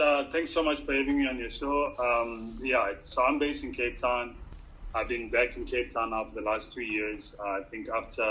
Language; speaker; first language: English; non-native, local second language; Shona